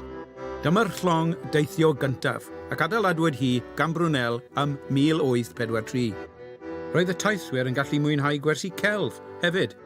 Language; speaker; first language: Welsh; native; Welsh